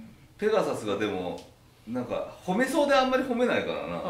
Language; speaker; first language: Japanese; native; Japanese